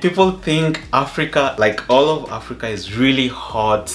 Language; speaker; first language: English; non-native, local second language; Gusii